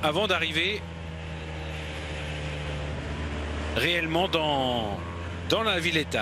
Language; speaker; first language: French; native; French